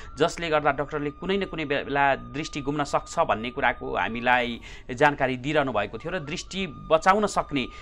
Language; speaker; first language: Nepali; native; Nepali